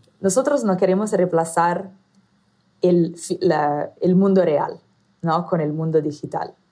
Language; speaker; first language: Spanish; non-native, fluent; Italian